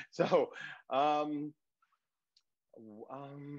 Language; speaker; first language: English; early bilingual, other home language; Hebrew